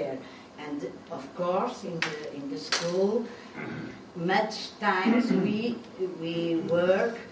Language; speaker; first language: English; non-native, learner; Portuguese